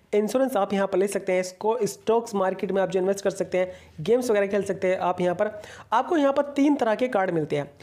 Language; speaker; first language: Hindi; native; Hindi